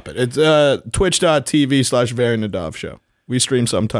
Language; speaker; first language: English; native; English